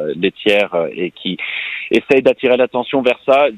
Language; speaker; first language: French; non-native, fluent; English